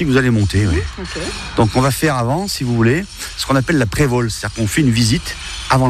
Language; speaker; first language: French; native; French